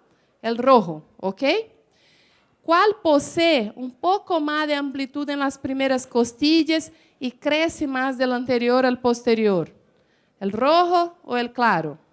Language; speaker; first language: Spanish; non-native, fluent; Portuguese